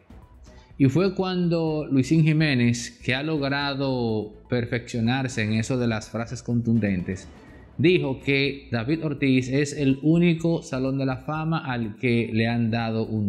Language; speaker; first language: Spanish; native; Spanish